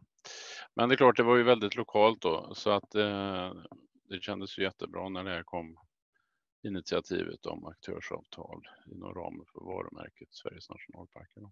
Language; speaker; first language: Swedish; native; Swedish